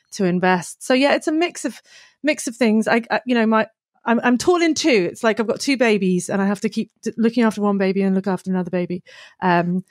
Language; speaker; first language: English; native; English